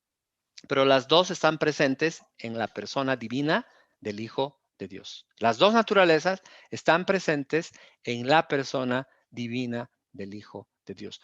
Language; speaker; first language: Spanish; native; Spanish